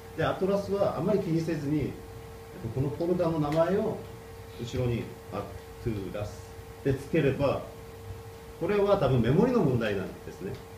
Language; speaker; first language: Japanese; non-native, fluent; Korean